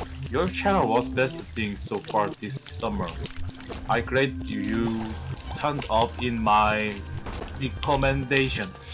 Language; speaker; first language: English; non-native, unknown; Korean